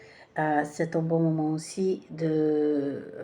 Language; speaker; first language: French; non-native, fluent; Portuguese